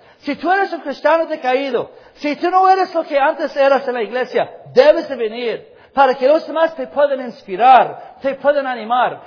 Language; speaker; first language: Spanish; non-native, fluent; English